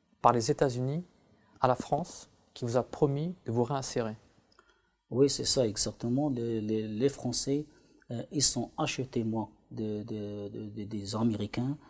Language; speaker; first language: French; non-native, learner; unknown